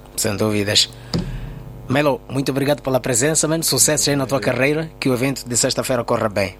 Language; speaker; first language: Portuguese; native; Portuguese